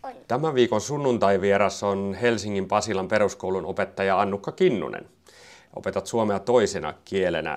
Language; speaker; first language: Finnish; native; Finnish